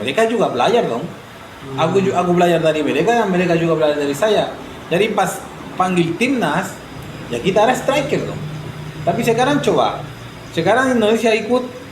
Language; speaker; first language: Indonesian; non-native, fluent; Spanish